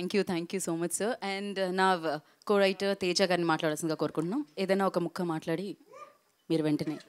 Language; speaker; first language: Telugu; native; Telugu